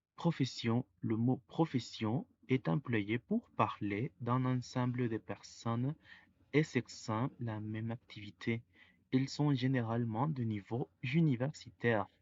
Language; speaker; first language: French; non-native, fluent; Spanish